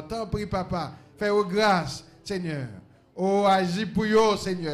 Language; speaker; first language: French; non-native, local second language; Haitian Creole